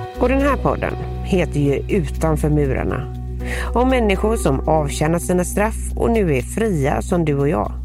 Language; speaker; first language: Swedish; native; Swedish